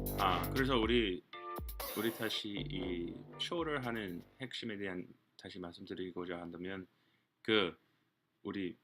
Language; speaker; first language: Korean; non-native, fluent; English